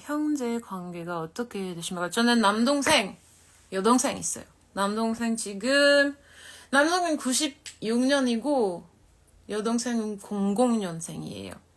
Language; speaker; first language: Korean; non-native, fluent; French